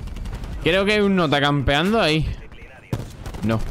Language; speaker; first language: Spanish; native; Spanish